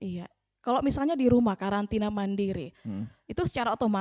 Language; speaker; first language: Indonesian; native; Indonesian